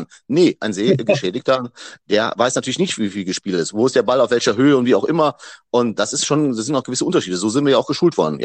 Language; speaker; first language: German; native; German